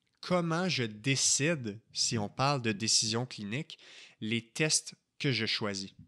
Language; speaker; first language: French; native; French